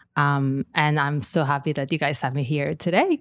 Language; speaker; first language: English; non-native, fluent; Catalan